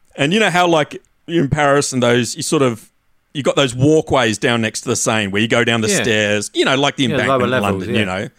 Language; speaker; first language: English; native; English